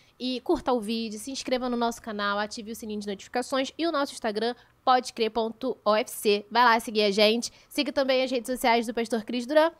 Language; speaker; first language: Portuguese; native; Portuguese